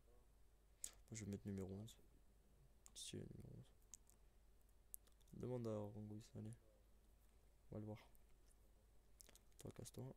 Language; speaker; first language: French; native; French